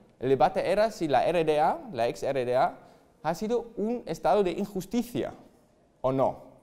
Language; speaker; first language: Spanish; non-native, fluent; German